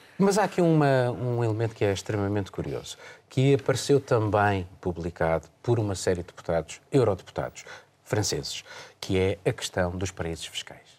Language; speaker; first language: Portuguese; native; Portuguese